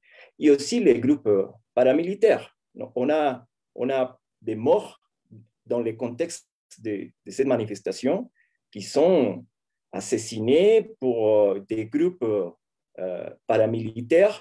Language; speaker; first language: French; non-native, fluent; Spanish